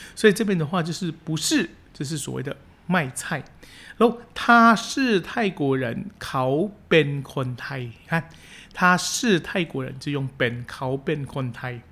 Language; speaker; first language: Chinese; early bilingual, heritage; Chinese